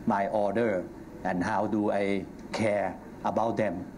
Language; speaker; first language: English; non-native, learner; Thai